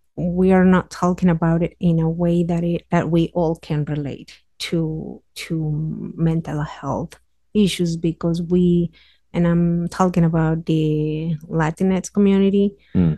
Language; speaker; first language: English; non-native, fluent; Spanish